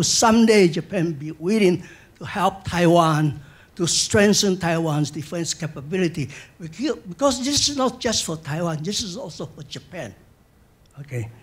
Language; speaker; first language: English; non-native, fluent; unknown